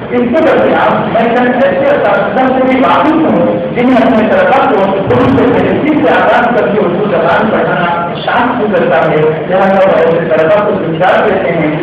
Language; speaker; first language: Urdu; native; Urdu